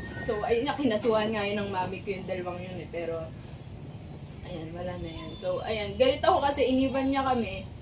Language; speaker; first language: Filipino; native; Filipino